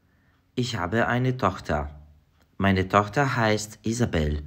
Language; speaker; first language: German; non-native, fluent; Serbian